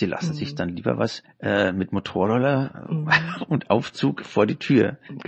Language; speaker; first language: German; native; German